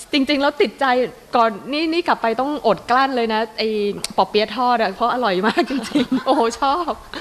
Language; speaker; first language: Thai; native; Thai